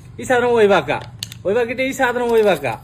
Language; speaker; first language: Malayalam; non-native, learner; Bangla